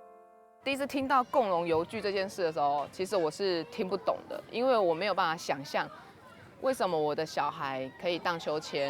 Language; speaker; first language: Chinese; native; Chinese